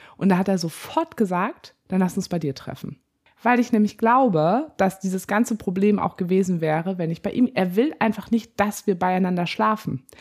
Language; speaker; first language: German; native; German